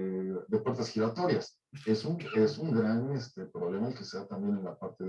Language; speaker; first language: Spanish; native; Spanish